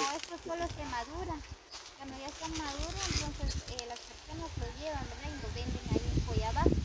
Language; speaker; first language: Spanish; native; Spanish